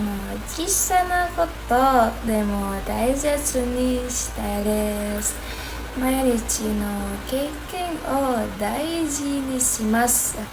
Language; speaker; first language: Japanese; non-native, learner; Indonesian